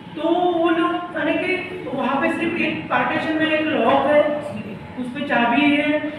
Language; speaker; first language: Hindi; non-native, local second language; Marathi